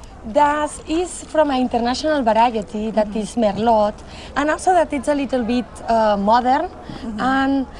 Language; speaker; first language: English; non-native, learner; Spanish